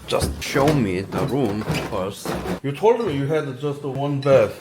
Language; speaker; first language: English; non-native, learner; Korean